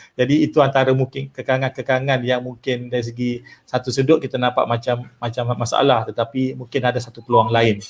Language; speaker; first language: Malay; native; Malay